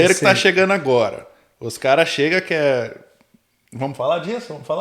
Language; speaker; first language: Portuguese; native; Portuguese